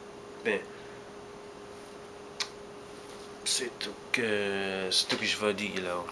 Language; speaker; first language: French; early bilingual, heritage; French